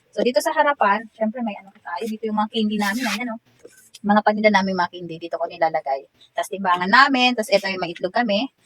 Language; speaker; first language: Filipino; non-native, local second language; Waray